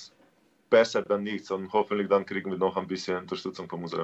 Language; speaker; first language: German; non-native, learner; Slovenian